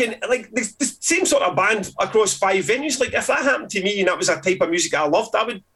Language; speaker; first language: English; native; English